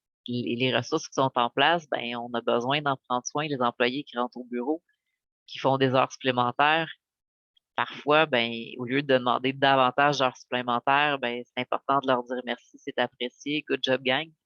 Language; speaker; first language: French; native; French